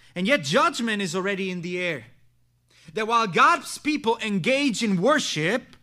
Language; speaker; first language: English; non-native, fluent; Italian